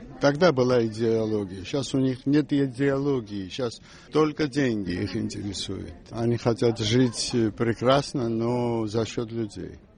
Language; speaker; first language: Russian; non-native, local second language; Georgian